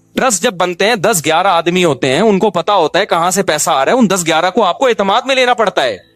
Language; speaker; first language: Urdu; native; Urdu